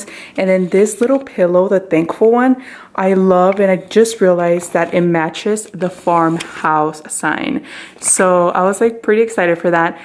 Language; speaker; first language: English; early bilingual, other home language; Spanish